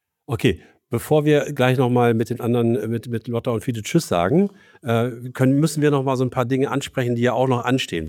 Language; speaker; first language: German; native; German